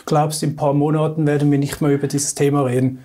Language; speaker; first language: German; native; German